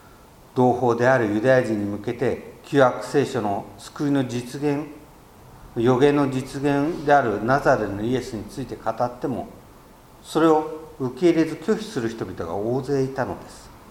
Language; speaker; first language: Japanese; native; Japanese